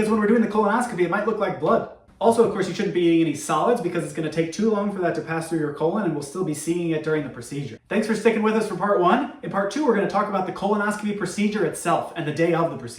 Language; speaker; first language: English; native; English